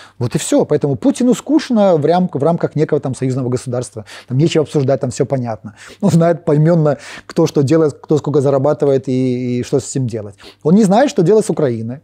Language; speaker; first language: Russian; non-native, local second language; Polish